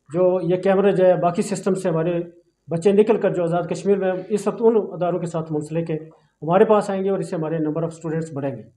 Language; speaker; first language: Urdu; non-native, local second language; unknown